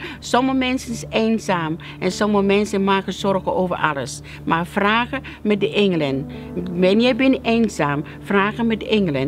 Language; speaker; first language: Dutch; non-native, learner; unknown